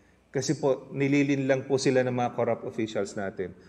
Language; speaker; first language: Filipino; native; Filipino